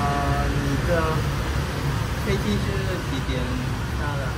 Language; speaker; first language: Chinese; non-native, learner; Vietnamese